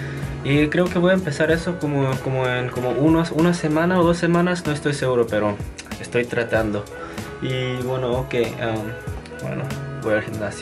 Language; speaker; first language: Spanish; non-native, fluent; Korean